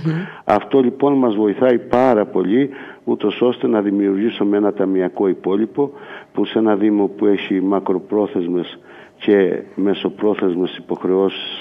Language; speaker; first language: Greek; native; Greek